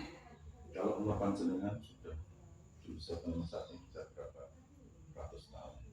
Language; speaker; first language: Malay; non-native, local second language; Javanese